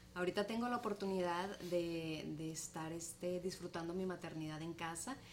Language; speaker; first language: Spanish; native; Spanish